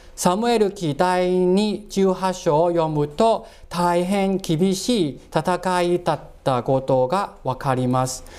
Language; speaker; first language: Japanese; non-native, fluent; Cantonese